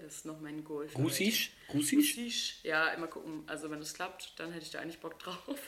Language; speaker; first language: German; native; German